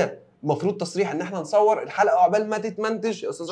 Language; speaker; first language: Arabic; native; Arabic